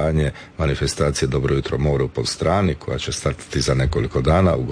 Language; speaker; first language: Serbian; native; Serbian